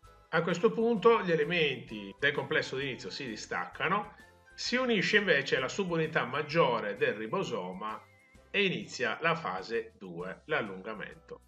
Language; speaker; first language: Italian; native; Italian